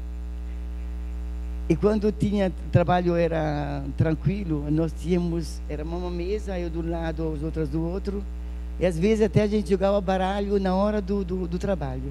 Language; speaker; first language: Portuguese; non-native, fluent; Italian